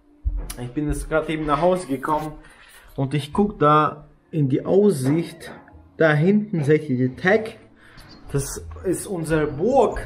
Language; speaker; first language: German; native; German